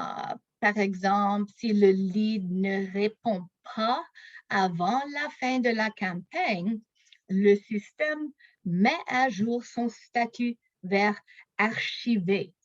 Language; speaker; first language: French; non-native, local second language; English